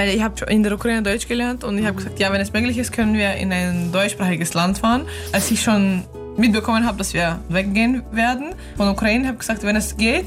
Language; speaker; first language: German; non-native, fluent; Ukrainian